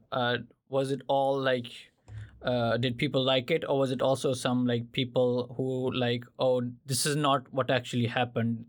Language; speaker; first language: English; non-native, fluent; Urdu